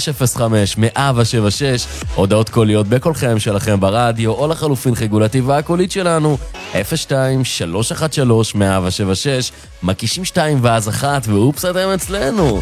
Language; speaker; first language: Hebrew; native; Hebrew